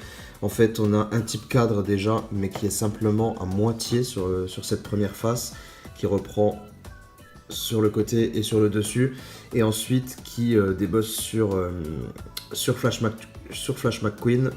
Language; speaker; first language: French; native; French